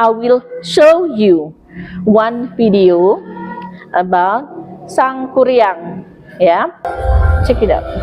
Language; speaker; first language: English; non-native, local second language; Indonesian